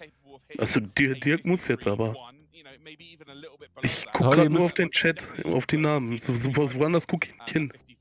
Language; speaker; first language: German; native; German